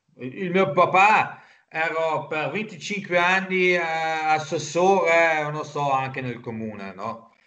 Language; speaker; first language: Italian; non-native, local second language; German